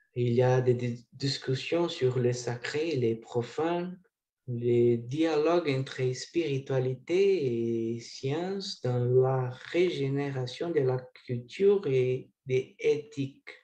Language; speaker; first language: French; non-native, learner; Portuguese